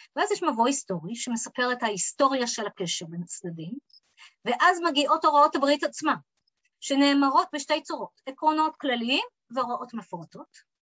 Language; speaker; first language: Hebrew; early bilingual, other home language; English